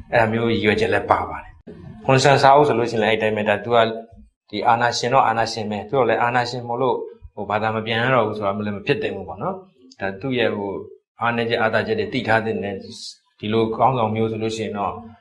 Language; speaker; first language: Burmese; non-native, local second language; Hakha Chin